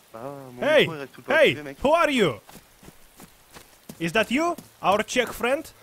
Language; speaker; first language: English; non-native, learner; Russian